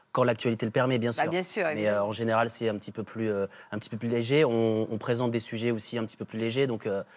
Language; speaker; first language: French; native; French